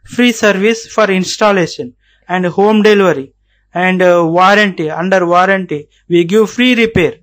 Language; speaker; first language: English; non-native, local second language; Telugu